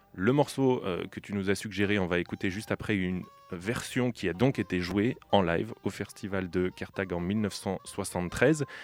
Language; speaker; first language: French; native; French